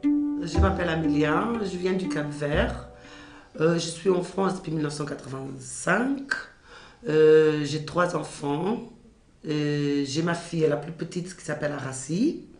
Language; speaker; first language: French; non-native, learner; Kabuverdianu